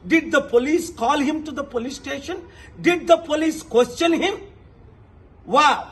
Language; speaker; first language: English; non-native, local second language; Telugu